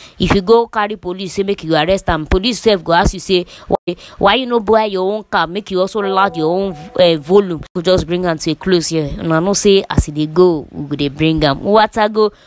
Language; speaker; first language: Nigerian Pidgin; native; Nigerian Pidgin